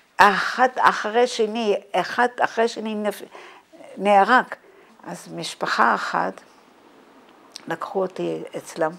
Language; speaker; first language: Hebrew; non-native, fluent; Dutch